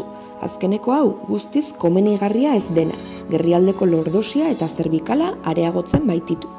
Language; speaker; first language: Basque; native; Basque